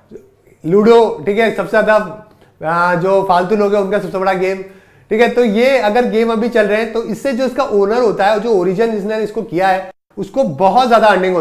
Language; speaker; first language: Hindi; native; Hindi